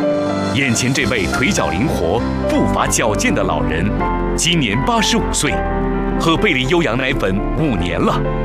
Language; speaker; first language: Chinese; native; Chinese